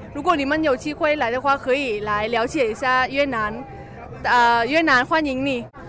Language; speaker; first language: Chinese; non-native, fluent; Vietnamese